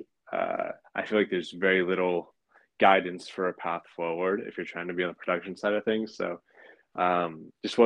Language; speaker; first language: English; native; English